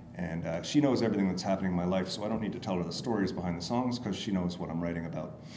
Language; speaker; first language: English; native; English